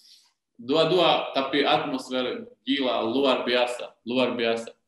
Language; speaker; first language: Indonesian; non-native, learner; Serbian